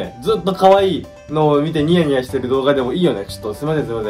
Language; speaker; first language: Japanese; native; Japanese